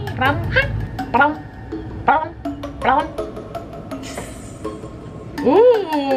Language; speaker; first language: Korean; non-native, fluent; English